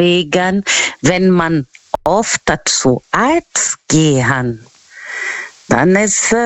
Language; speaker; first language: German; non-native, fluent; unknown